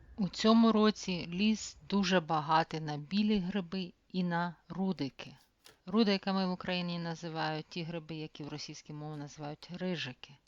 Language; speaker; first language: Ukrainian; native; Ukrainian